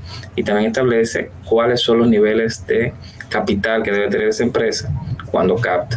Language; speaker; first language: Spanish; native; Spanish